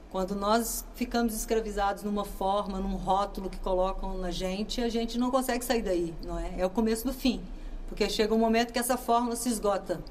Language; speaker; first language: Portuguese; native; Portuguese